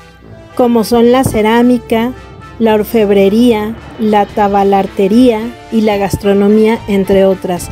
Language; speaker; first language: Spanish; native; Spanish